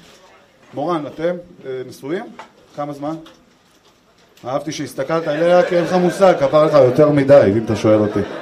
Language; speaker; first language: Hebrew; native; Hebrew